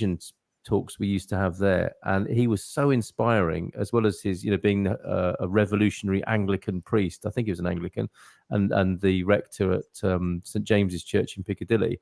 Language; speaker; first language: English; native; English